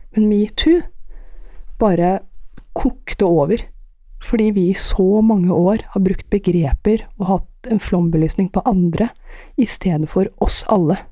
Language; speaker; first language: Norwegian; early bilingual, other home language; Persian